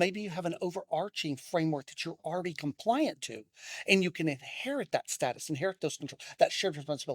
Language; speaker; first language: English; native; English